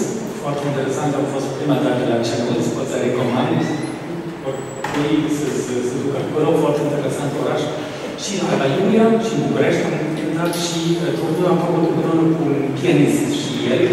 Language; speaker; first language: Romanian; non-native, fluent; German